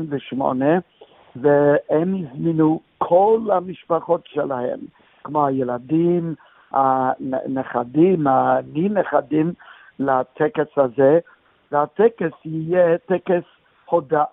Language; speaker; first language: Hebrew; non-native, fluent; English